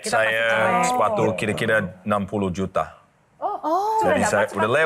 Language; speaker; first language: Indonesian; non-native, learner; English